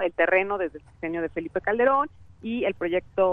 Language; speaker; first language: Spanish; native; Spanish